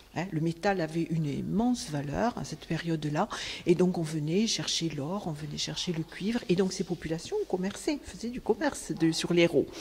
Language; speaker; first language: French; native; French